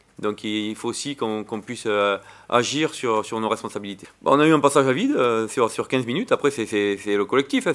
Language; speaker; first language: French; native; French